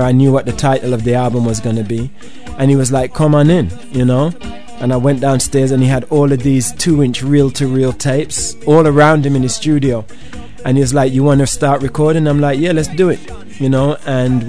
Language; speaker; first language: English; native; English